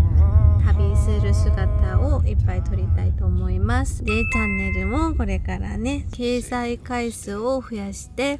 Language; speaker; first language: Japanese; non-native, fluent; Korean